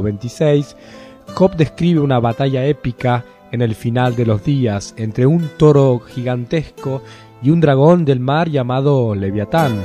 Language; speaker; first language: Spanish; native; Spanish